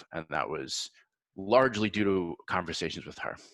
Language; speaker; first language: English; native; English